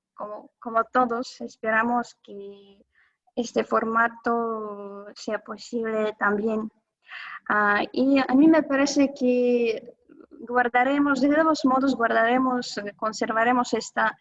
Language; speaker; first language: Spanish; non-native, fluent; Russian